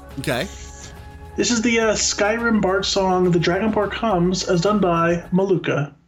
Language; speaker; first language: English; native; English